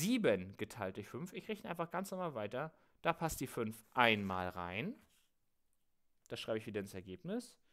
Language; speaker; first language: German; native; German